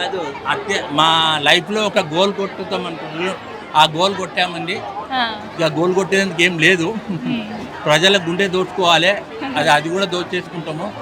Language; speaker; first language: Telugu; native; Telugu